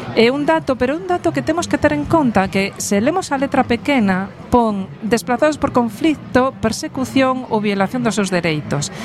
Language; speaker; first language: Galician; non-native, local second language; Spanish